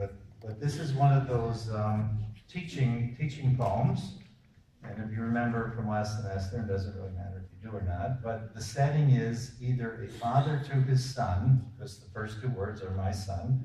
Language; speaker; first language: English; native; English